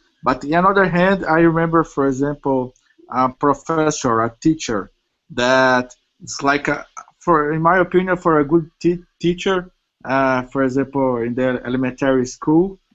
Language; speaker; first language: English; non-native, learner; Portuguese